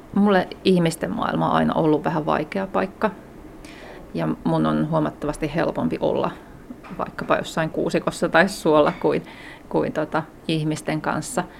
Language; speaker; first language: Finnish; native; Finnish